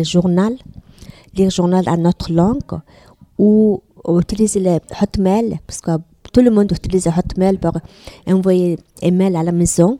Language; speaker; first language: French; non-native, learner; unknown